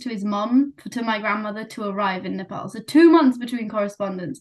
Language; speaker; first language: English; non-native, local second language; Nepali